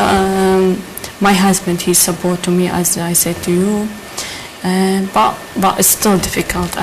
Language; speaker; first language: English; non-native, learner; Arabic